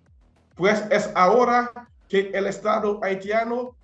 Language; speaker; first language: Spanish; non-native, fluent; Haitian Creole